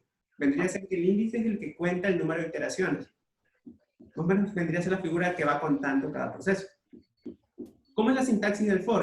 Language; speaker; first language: Spanish; native; Spanish